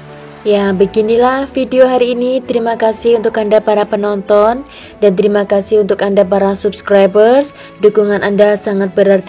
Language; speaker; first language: Indonesian; non-native, local second language; Javanese